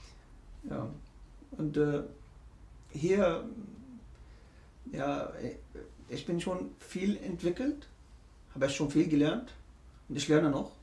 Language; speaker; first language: German; non-native, learner; Arabic